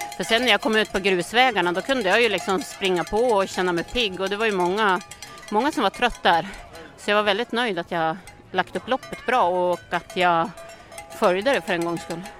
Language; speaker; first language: Swedish; native; Swedish